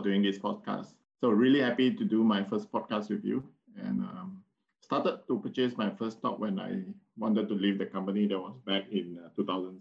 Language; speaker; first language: English; non-native, local second language; Min Nan Chinese